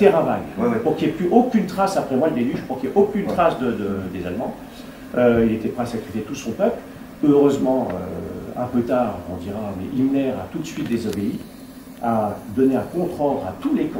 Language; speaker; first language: French; native; French